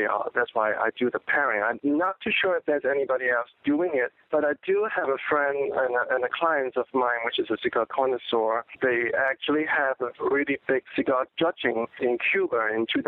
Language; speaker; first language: English; non-native, local second language; Cantonese